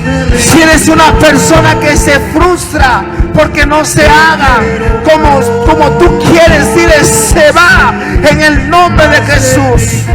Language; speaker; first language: Spanish; native; Spanish